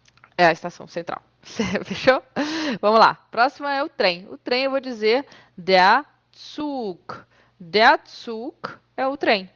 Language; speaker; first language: Portuguese; native; Portuguese